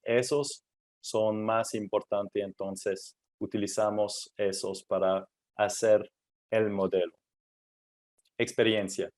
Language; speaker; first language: Spanish; non-native, fluent; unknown